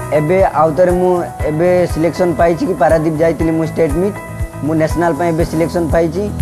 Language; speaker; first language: Odia; non-native, local second language; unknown